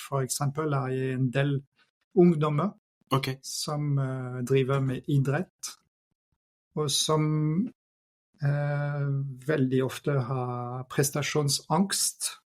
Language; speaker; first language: Norwegian; non-native, fluent; French